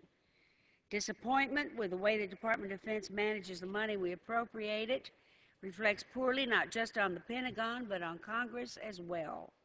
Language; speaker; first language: English; native; English